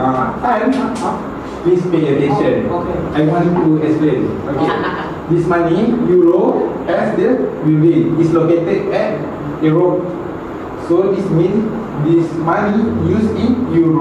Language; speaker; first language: English; non-native, fluent; Malay